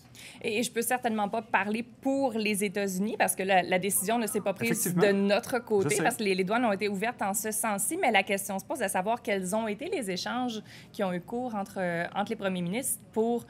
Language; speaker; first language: French; native; French